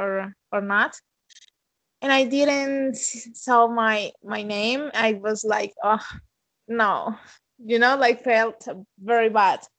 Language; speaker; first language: English; non-native, fluent; Spanish